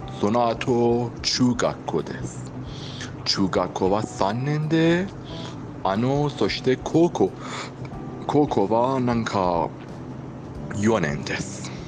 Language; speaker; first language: Japanese; non-native, learner; Persian